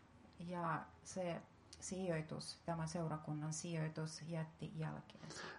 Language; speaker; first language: Finnish; non-native, fluent; Russian